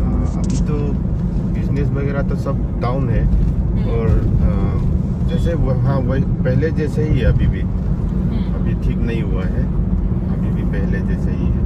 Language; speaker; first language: Hindi; non-native, local second language; Manipuri